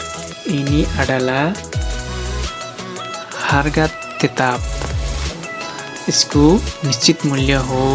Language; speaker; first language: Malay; non-native, learner; Nepali